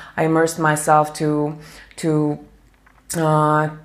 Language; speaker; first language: English; non-native, fluent; Slovak